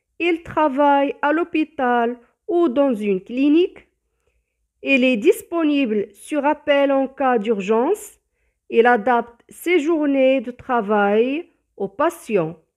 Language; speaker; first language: French; non-native, local second language; Arabic